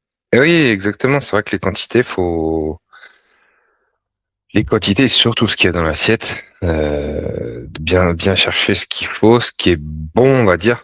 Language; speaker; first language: French; native; French